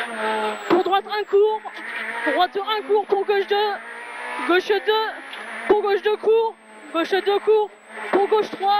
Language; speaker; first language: French; native; French